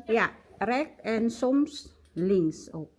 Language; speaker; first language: Dutch; non-native, learner; Filipino